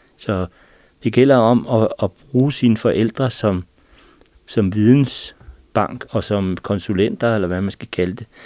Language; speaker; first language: Danish; native; Danish